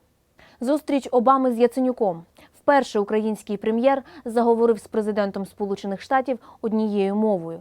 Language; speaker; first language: Ukrainian; native; Ukrainian